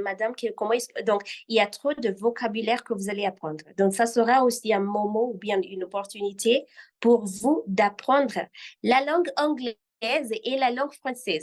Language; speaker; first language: French; non-native, fluent; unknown